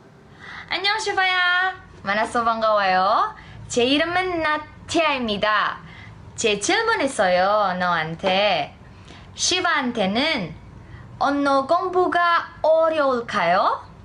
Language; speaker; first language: Korean; non-native, learner; Indonesian